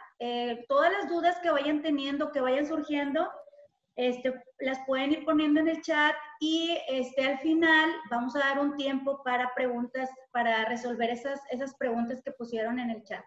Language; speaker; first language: Spanish; native; Spanish